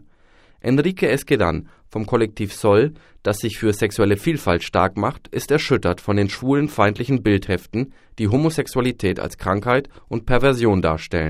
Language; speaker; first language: German; native; German